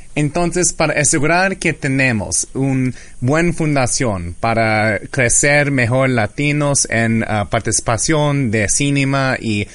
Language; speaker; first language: Spanish; early bilingual, heritage; English